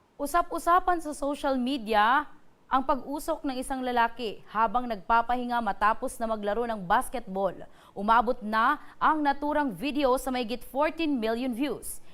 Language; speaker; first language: Filipino; non-native, local second language; Bikol